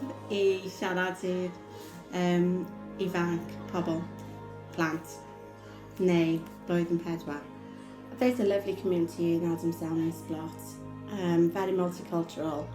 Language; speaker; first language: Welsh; non-native, local second language; English